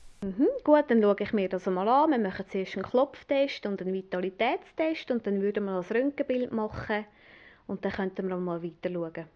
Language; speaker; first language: German; native; German